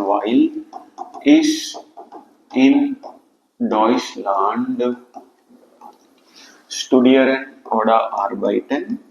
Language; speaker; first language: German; non-native, fluent; Telugu